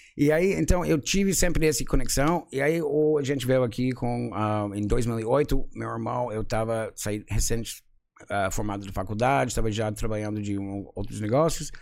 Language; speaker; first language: Portuguese; non-native, fluent; English